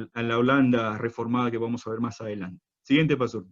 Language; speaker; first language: Spanish; native; Spanish